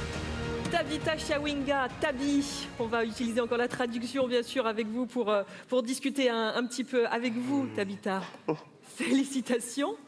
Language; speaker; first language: French; native; French